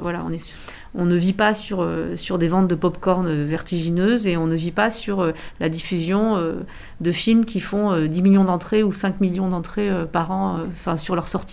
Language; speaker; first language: French; native; French